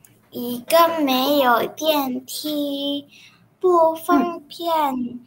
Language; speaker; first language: Chinese; non-native, learner; Indonesian